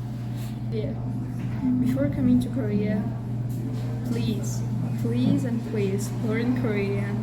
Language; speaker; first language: English; non-native, learner; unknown